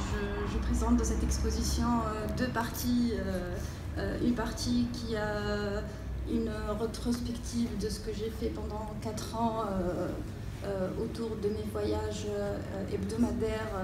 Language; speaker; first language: French; non-native, local second language; Arabic